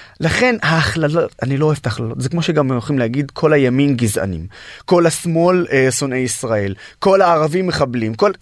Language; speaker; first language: Hebrew; non-native, local second language; Arabic